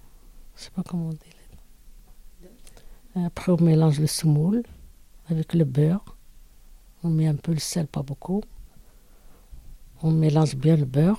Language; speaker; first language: French; non-native, learner; Arabic